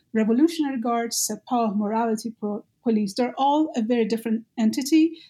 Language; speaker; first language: English; non-native, fluent; Persian